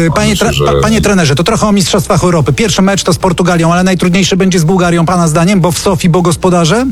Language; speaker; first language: Polish; native; Polish